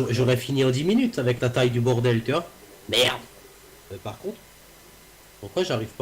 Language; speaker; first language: French; native; French